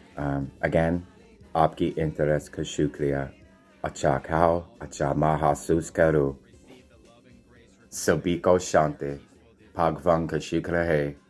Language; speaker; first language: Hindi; non-native, learner; English